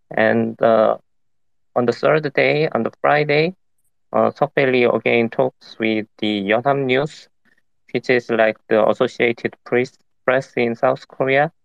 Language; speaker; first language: English; non-native, fluent; Korean